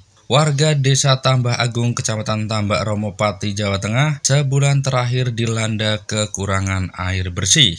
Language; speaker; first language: Indonesian; native; Indonesian